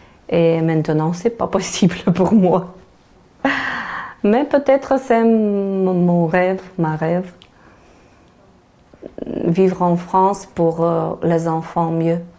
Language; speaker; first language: French; non-native, learner; Ukrainian